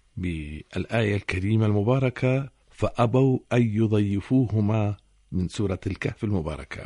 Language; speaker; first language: Arabic; native; Arabic